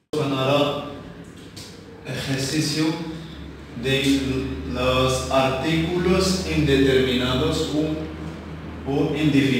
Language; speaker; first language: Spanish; non-native, fluent; Arabic